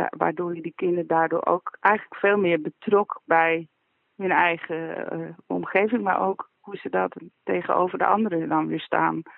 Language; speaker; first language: Dutch; native; Dutch